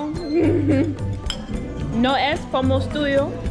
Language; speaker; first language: Spanish; non-native, learner; English